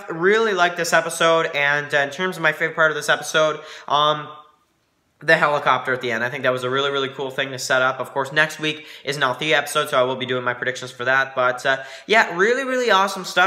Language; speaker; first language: English; native; English